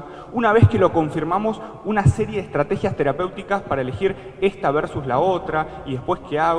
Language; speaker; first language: Spanish; native; Spanish